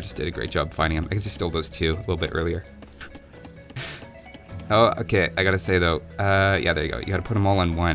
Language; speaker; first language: English; native; English